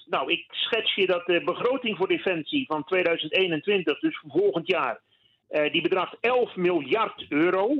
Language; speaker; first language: Dutch; native; Dutch